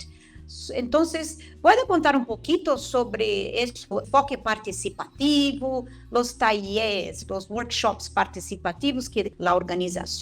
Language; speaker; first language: Spanish; non-native, fluent; Portuguese